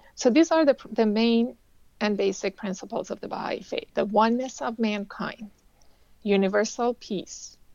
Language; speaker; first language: English; early bilingual, other home language; Persian